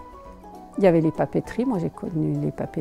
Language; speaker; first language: French; native; French